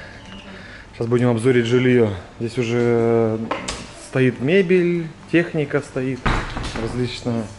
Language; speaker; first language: Russian; native; Russian